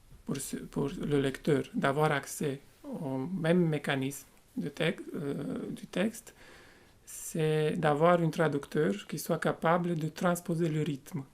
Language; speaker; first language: French; non-native, fluent; Romanian